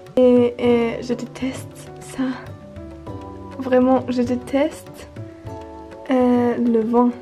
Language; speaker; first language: French; non-native, learner; German